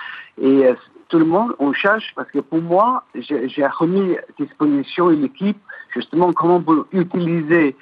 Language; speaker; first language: French; non-native, fluent; Chinese